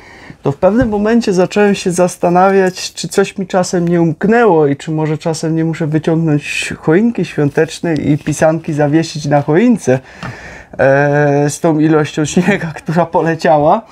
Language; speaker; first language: Polish; native; Polish